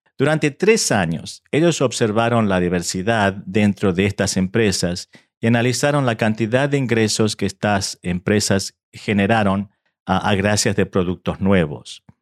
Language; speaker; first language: Spanish; early bilingual, heritage; Spanish